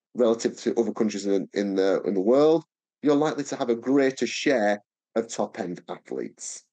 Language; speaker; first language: English; native; English